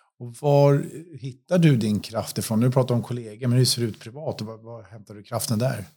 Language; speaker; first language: Swedish; native; Swedish